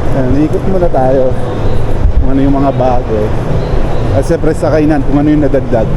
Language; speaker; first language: Filipino; non-native, local second language; Pampanga